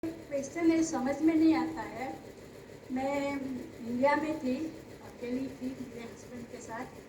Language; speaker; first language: Hindi; non-native, local second language; Gujarati